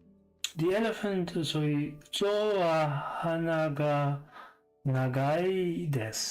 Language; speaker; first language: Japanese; non-native, learner; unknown